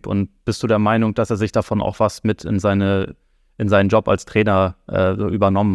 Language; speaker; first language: German; native; German